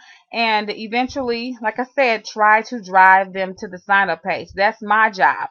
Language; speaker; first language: English; native; English